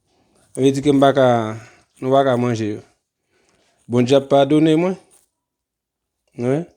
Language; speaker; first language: French; non-native, learner; Haitian Creole